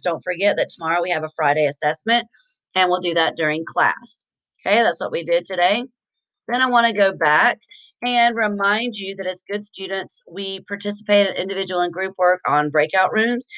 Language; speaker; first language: English; native; English